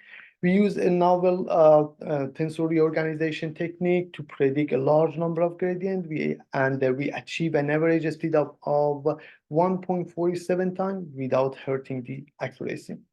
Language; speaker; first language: English; non-native, fluent; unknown